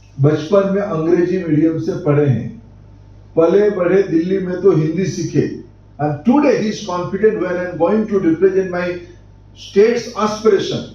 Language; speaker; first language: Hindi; non-native, local second language; Odia